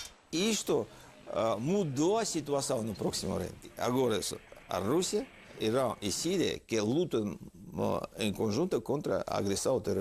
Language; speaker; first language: Portuguese; non-native, fluent; Russian